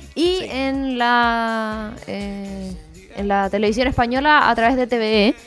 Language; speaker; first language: Spanish; native; Spanish